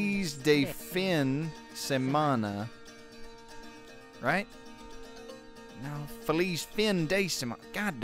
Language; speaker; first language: Spanish; non-native, learner; English